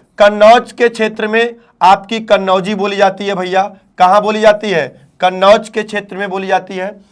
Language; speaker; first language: Hindi; native; Hindi